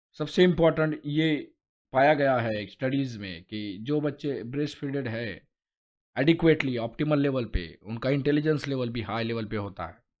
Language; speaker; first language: Hindi; non-native, local second language; Marathi